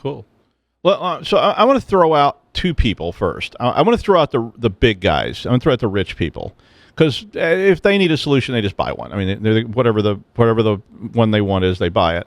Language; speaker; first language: English; native; English